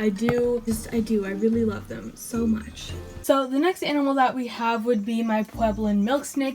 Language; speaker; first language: English; native; English